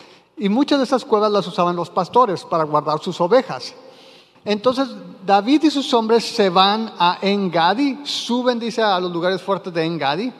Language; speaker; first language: Spanish; native; Spanish